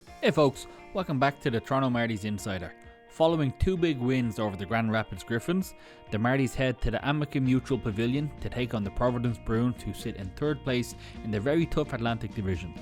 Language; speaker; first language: English; native; English